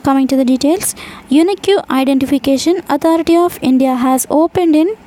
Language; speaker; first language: English; non-native, local second language; Telugu